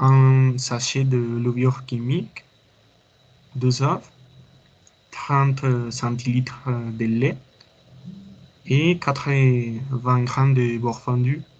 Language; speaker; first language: French; non-native, learner; Spanish